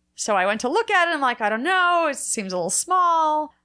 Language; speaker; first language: English; native; English